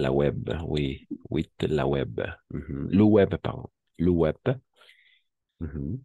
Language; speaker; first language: French; non-native, fluent; Spanish